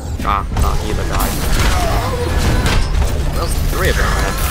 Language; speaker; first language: English; native; English